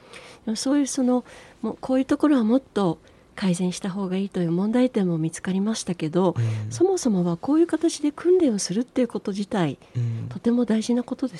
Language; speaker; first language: Japanese; native; Japanese